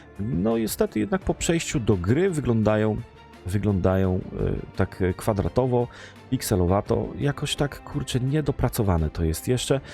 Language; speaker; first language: Polish; native; Polish